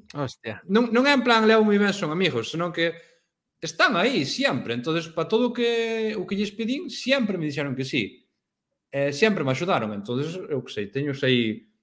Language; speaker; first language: Galician; native; Galician